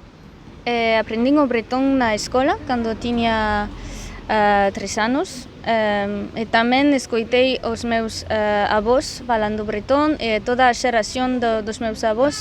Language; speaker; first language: Galician; non-native, fluent; French